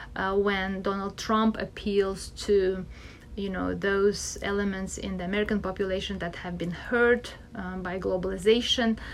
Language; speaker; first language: English; non-native, fluent; Russian